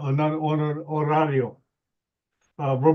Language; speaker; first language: Spanish; non-native, learner; English